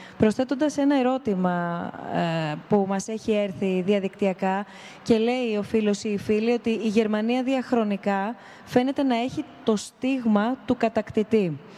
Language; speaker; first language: Greek; native; Greek